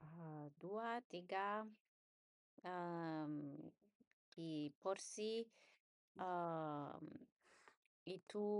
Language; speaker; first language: Indonesian; non-native, learner; Italian